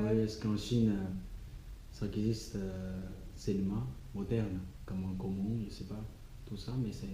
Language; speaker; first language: French; non-native, learner; Chinese